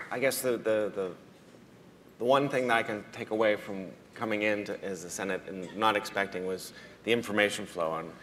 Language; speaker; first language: English; native; English